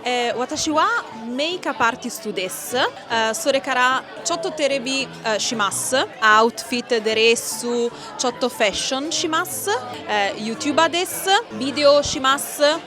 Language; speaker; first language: Japanese; non-native, learner; Italian